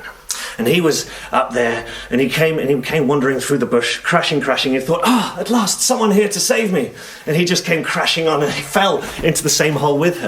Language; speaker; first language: English; native; English